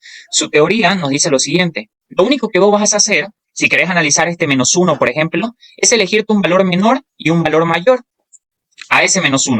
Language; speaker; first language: Spanish; native; Spanish